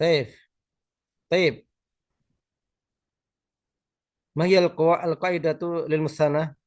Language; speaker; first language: Arabic; non-native, learner; Indonesian